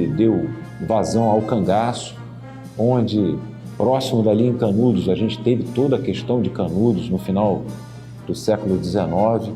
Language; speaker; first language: Portuguese; native; Portuguese